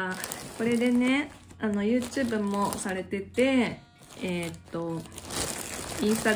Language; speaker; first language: Japanese; native; Japanese